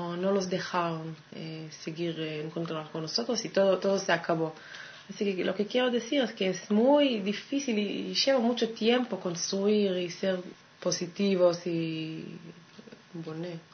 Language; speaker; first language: Spanish; non-native, fluent; Hebrew